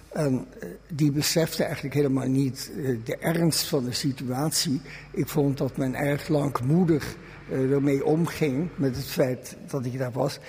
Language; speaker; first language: Dutch; early bilingual, other home language; German